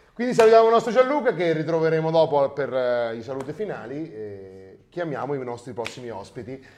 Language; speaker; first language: Italian; native; Italian